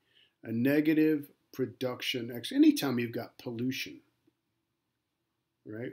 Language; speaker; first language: English; native; English